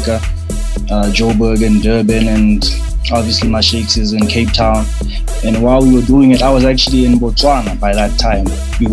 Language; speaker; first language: English; non-native, local second language; Tswana